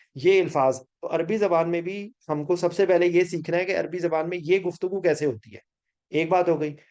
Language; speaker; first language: Urdu; native; Urdu